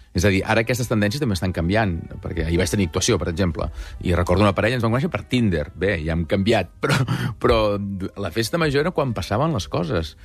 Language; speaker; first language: Catalan; native; Catalan